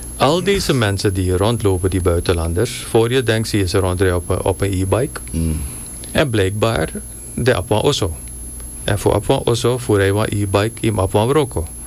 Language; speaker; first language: Dutch; native; Dutch